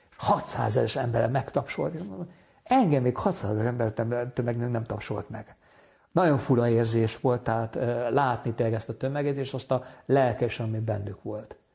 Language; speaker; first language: Hungarian; native; Hungarian